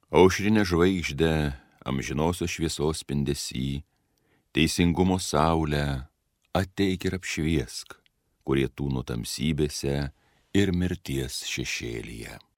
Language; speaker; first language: Lithuanian; native; Lithuanian